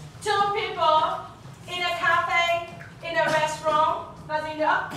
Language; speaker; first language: English; non-native, fluent; Vietnamese